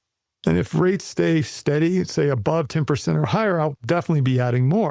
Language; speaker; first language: English; native; English